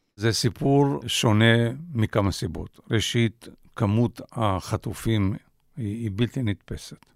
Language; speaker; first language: Hebrew; non-native, fluent; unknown